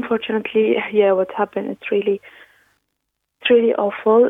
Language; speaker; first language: English; non-native, learner; Arabic